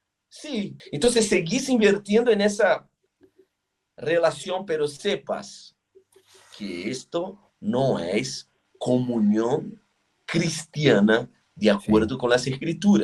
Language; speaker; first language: Spanish; non-native, fluent; Portuguese